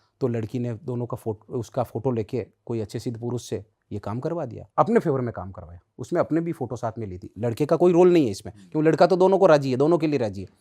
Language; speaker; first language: Hindi; native; Hindi